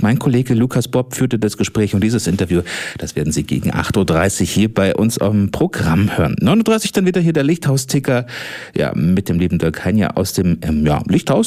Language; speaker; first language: German; native; German